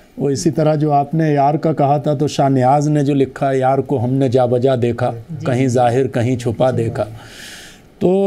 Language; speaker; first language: Hindi; native; Hindi